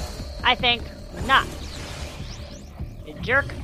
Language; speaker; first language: English; native; English